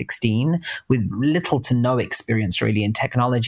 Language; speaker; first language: English; native; English